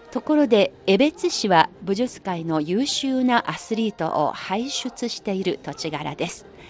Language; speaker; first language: Japanese; non-native, fluent; Chinese